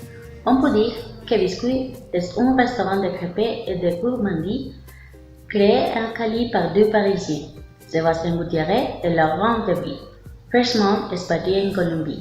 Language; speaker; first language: French; non-native, learner; Spanish